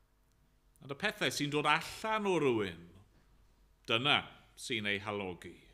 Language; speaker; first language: Welsh; native; Welsh